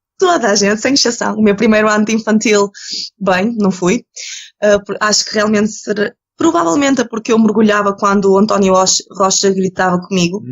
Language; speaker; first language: Portuguese; early bilingual, other home language; Ukrainian